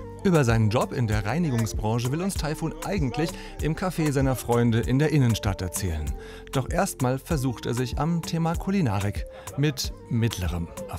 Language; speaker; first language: German; native; German